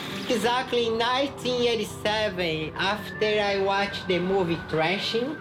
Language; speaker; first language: English; non-native, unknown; Portuguese